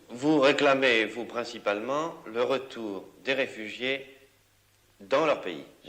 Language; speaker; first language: French; native; French